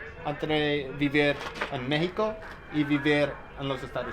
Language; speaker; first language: Spanish; non-native, learner; English